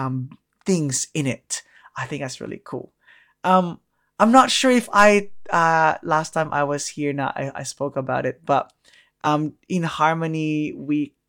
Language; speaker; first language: English; non-native, local second language; Filipino